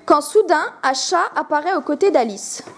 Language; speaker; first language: French; native; French